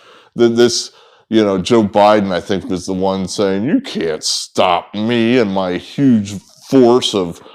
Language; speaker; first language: English; native; English